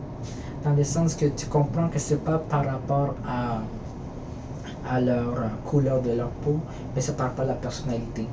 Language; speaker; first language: French; early bilingual, other home language; Filipino